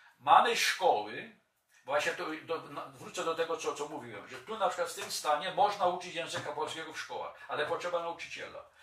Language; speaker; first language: Polish; native; Polish